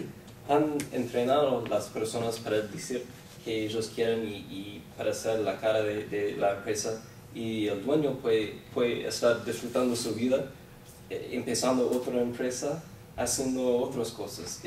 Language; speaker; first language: Spanish; non-native, fluent; English